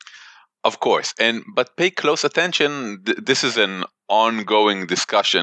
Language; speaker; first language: English; non-native, fluent; Hebrew